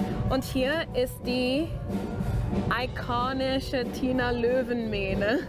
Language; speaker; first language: German; non-native, fluent; English